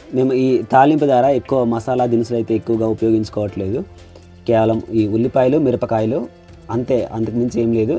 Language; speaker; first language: Telugu; non-native, local second language; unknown